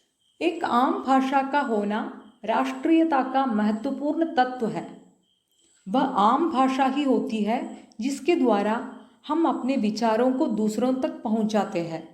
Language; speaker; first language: Hindi; non-native, local second language; Malayalam